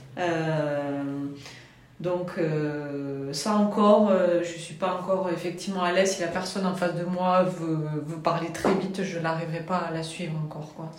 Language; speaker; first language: French; native; French